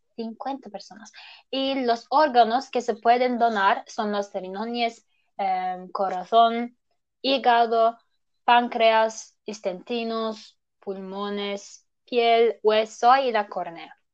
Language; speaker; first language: Spanish; non-native, learner; German